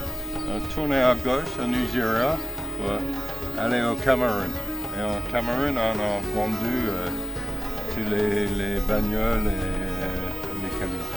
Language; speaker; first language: French; non-native, fluent; English